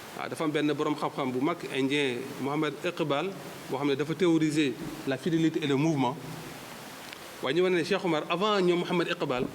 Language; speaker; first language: Wolof; non-native, local second language; Fula